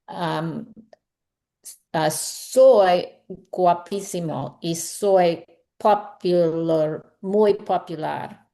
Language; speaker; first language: Spanish; non-native, learner; English